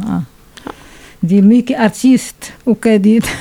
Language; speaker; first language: Swedish; non-native, learner; Arabic